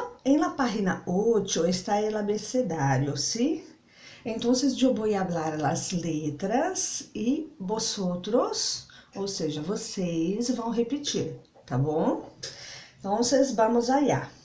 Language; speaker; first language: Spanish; non-native, learner; Portuguese